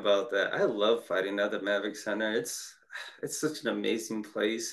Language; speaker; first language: English; native; English